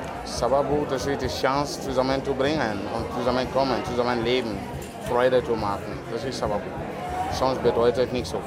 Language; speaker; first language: German; non-native, fluent; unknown